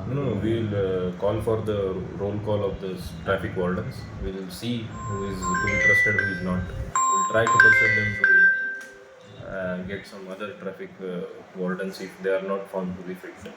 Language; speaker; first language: English; non-native, local second language; Marathi